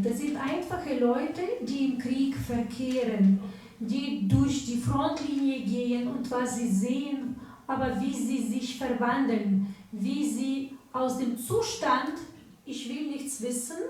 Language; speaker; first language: German; non-native, fluent; Ukrainian